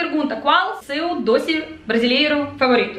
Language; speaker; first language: Portuguese; non-native, learner; Russian